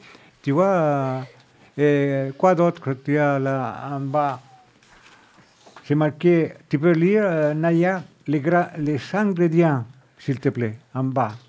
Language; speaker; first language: French; non-native, fluent; Spanish